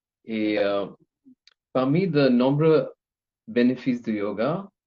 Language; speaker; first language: French; non-native, learner; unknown